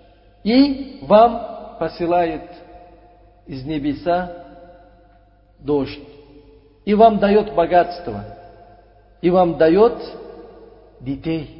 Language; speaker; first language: Russian; non-native, fluent; Uzbek